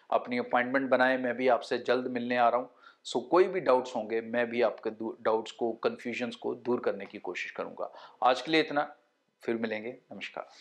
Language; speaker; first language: Hindi; non-native, local second language; Punjabi